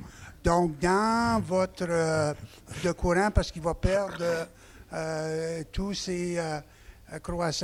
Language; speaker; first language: French; native; French